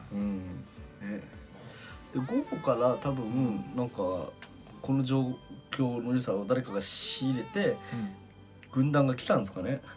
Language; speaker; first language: Japanese; native; Japanese